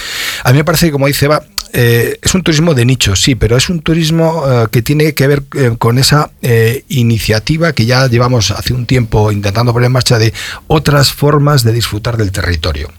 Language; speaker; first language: Spanish; native; Spanish